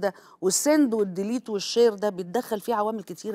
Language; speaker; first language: Arabic; native; Arabic